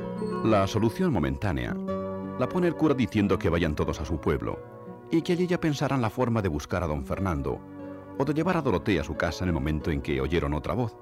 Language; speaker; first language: Spanish; native; Spanish